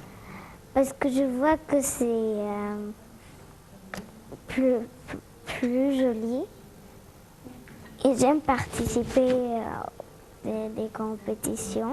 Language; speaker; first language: French; non-native, learner; Arabic